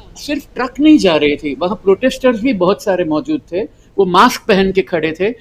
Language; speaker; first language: Hindi; non-native, local second language; Gujarati